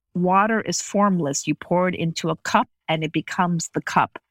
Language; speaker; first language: English; native; English